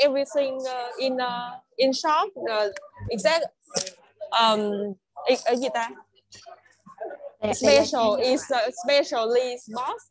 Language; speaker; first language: English; non-native, learner; Vietnamese